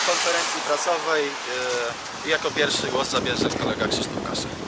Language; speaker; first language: Polish; native; Polish